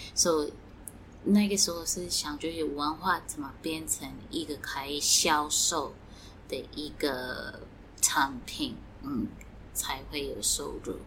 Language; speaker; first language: Chinese; non-native, fluent; Swati